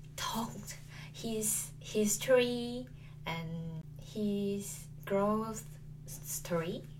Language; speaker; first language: English; non-native, learner; Korean